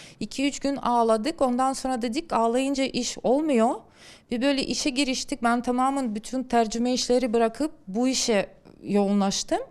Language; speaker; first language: Turkish; non-native, fluent; Ukrainian